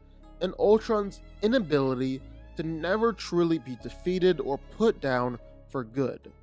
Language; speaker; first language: English; native; English